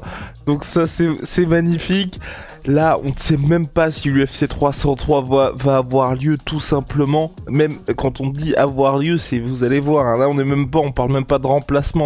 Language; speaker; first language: French; native; French